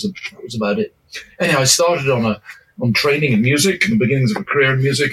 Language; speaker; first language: English; native; English